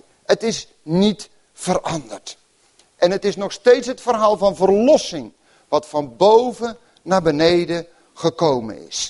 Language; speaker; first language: Dutch; native; Dutch